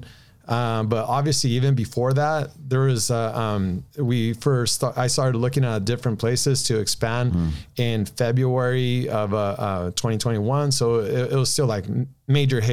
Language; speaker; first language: English; native; English